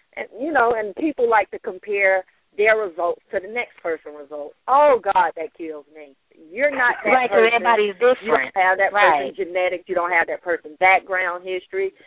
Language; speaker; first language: English; native; English